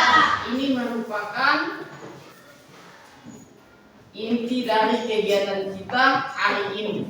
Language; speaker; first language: Indonesian; native; Indonesian